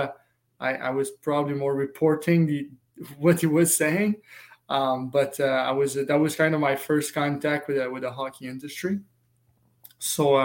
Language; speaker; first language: English; non-native, fluent; French